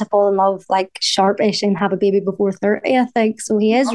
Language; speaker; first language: English; native; English